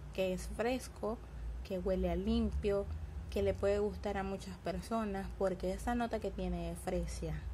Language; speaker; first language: Spanish; native; Spanish